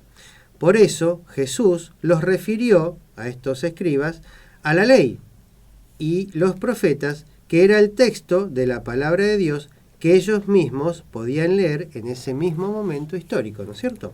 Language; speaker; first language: Spanish; native; Spanish